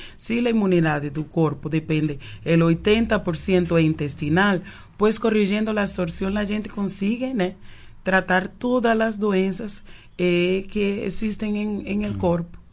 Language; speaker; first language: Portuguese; non-native, fluent; Spanish